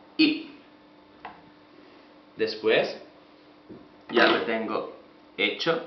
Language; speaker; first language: Spanish; non-native, learner; Italian